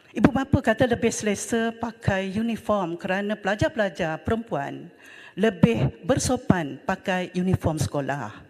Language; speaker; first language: Malay; native; Malay